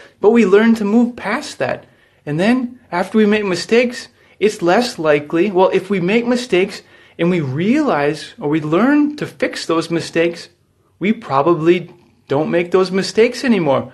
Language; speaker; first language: English; native; English